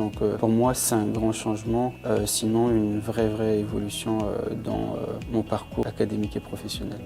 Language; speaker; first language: French; non-native, local second language; Fula